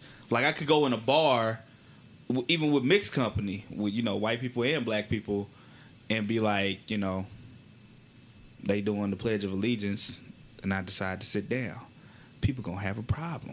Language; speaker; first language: English; native; English